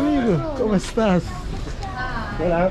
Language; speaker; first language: Spanish; non-native, learner; English